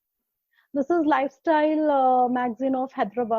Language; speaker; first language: English; non-native, local second language; Hindi